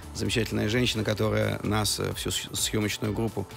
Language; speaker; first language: Russian; native; Russian